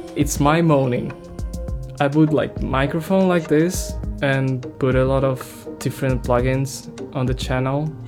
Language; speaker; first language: English; non-native, fluent; Ukrainian